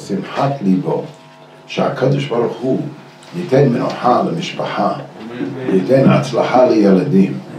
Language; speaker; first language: Hebrew; non-native, fluent; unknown